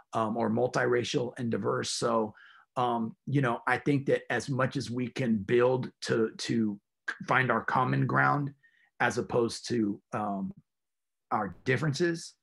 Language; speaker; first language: English; native; English